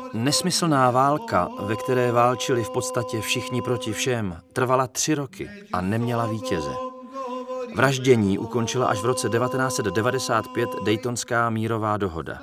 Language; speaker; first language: Czech; native; Czech